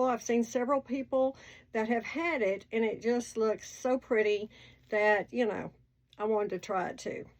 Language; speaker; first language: English; native; English